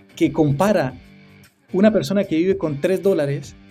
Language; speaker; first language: Spanish; native; Spanish